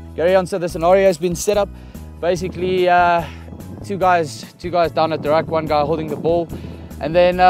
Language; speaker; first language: English; non-native, local second language; Afrikaans